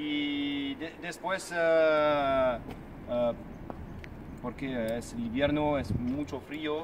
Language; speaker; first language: Spanish; non-native, learner; French